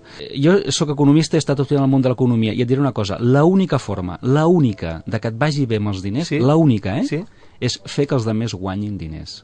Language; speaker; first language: Catalan; native; Catalan